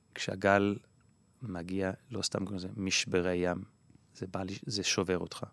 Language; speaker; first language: Hebrew; non-native, fluent; English